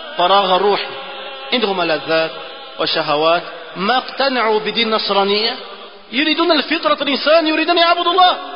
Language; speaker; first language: Arabic; non-native, fluent; Portuguese